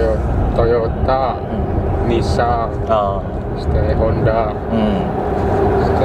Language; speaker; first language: Japanese; non-native, learner; Sundanese